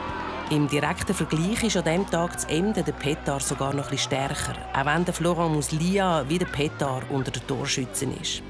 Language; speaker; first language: German; native; German